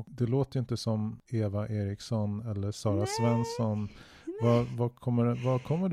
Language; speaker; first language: Swedish; native; Swedish